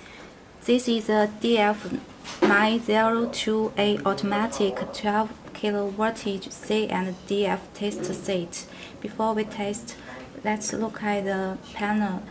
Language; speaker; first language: English; non-native, learner; Chinese